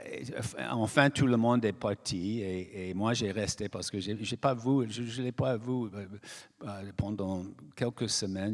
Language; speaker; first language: French; non-native, fluent; English